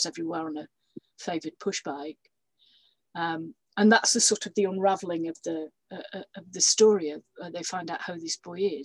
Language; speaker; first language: English; native; English